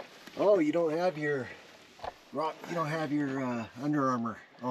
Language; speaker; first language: English; native; English